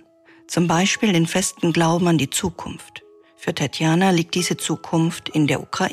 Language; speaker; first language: German; native; German